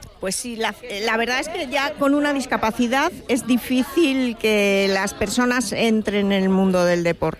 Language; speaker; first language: Spanish; native; Spanish